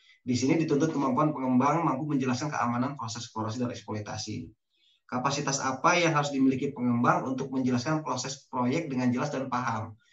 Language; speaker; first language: Indonesian; native; Indonesian